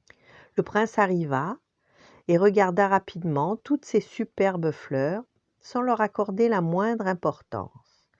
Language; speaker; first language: French; native; French